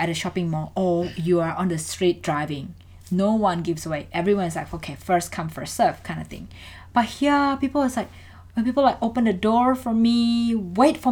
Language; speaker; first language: English; non-native, fluent; Indonesian